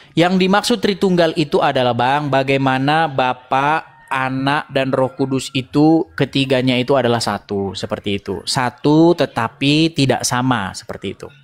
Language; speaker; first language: Indonesian; native; Indonesian